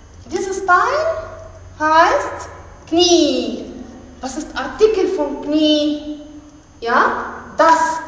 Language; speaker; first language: German; non-native, fluent; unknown